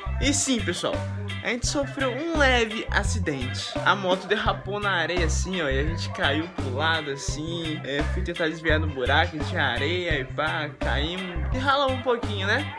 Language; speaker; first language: Portuguese; native; Portuguese